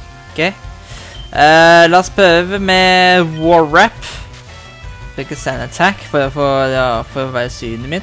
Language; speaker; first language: Norwegian; native; Norwegian